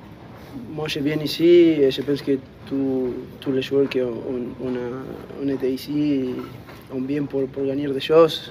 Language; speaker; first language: French; non-native, fluent; Spanish